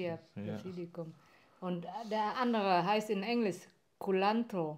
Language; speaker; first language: German; non-native, learner; Vietnamese